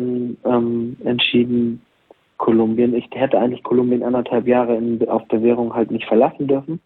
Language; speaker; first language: German; native; German